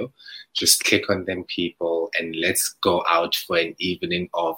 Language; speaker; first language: English; non-native, local second language; Zulu